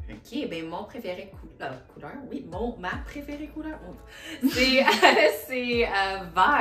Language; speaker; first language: French; non-native, local second language; English